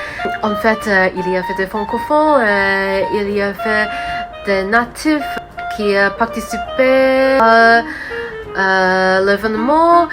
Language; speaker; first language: French; non-native, learner; Cantonese